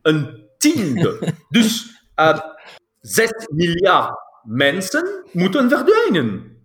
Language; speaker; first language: Dutch; non-native, local second language; French